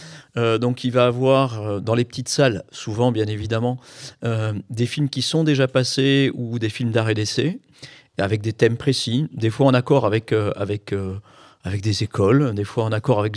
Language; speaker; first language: French; native; French